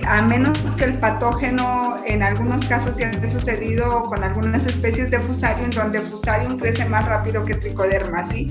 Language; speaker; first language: Spanish; native; Spanish